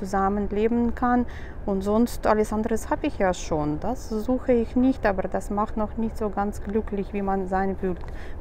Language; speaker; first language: German; non-native, fluent; Russian